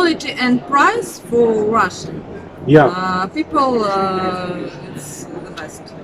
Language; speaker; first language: English; non-native, learner; Russian